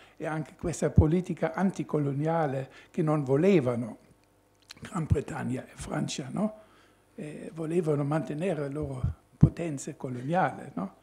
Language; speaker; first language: Italian; non-native, fluent; German